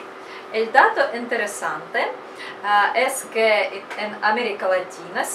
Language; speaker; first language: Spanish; non-native, learner; Russian